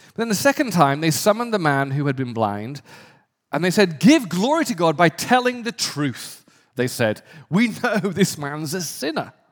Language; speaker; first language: English; native; English